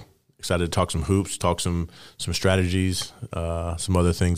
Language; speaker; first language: English; native; English